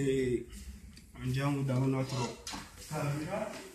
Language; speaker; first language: Italian; non-native, fluent; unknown